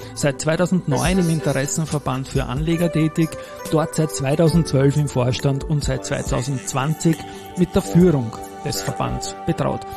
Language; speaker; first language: German; native; German